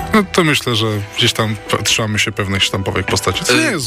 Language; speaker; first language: Polish; native; Polish